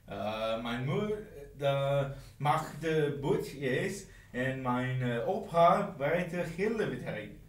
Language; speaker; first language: Dutch; non-native, learner; English